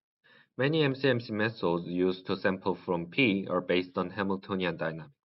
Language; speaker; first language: English; non-native, learner; Korean